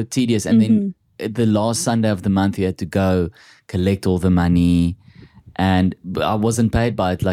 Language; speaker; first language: English; non-native, local second language; Afrikaans